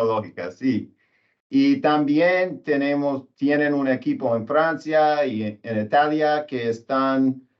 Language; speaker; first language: Spanish; non-native, learner; English